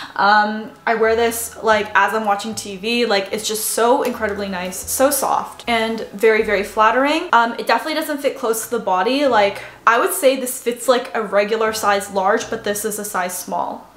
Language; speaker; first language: English; native; English